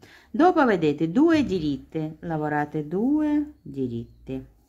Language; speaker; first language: Italian; non-native, learner; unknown